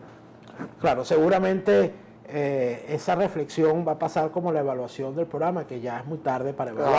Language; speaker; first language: Spanish; native; Spanish